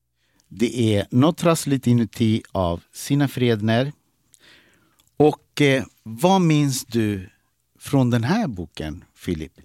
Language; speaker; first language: Swedish; native; Swedish